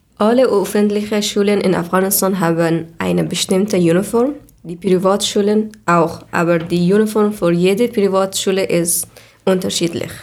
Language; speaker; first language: German; non-native, learner; Persian